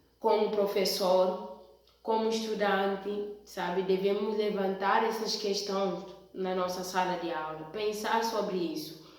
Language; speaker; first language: Portuguese; non-native, local second language; Upper Guinea Crioulo